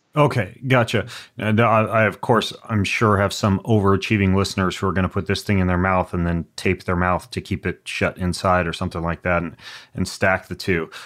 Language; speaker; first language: English; native; English